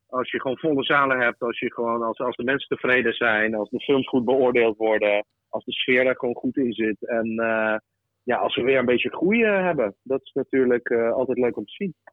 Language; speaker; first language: Dutch; early bilingual, other home language; Russian